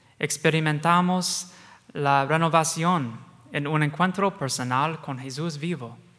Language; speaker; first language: Spanish; non-native, fluent; English